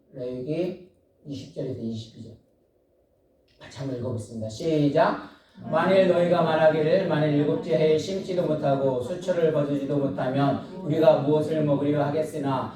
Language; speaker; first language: Korean; native; Korean